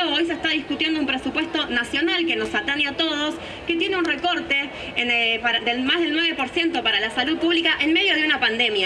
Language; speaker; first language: Spanish; native; Spanish